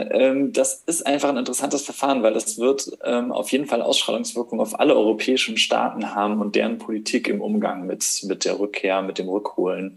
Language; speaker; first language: German; native; German